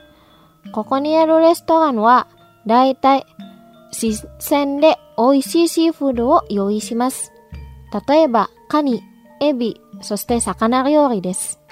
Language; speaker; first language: Japanese; non-native, fluent; Indonesian